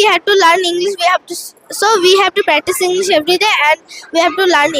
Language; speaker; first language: English; non-native, learner; Bangla